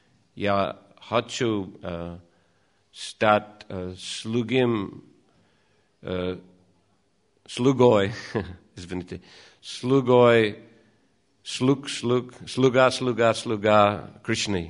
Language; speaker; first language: Russian; non-native, fluent; English